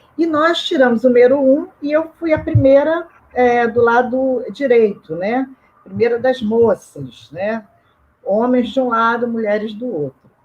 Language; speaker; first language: Portuguese; native; Portuguese